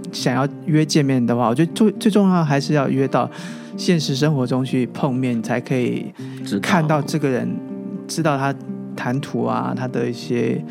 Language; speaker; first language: Chinese; native; Chinese